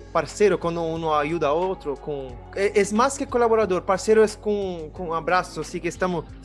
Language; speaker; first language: Portuguese; native; Portuguese